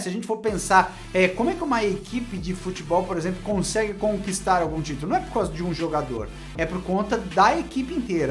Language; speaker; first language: Portuguese; native; Portuguese